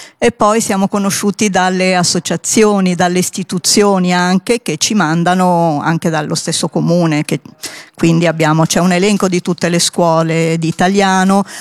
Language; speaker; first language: Italian; native; Italian